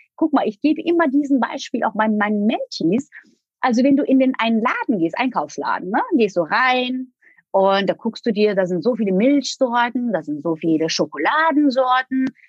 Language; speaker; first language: German; non-native, fluent; Turkish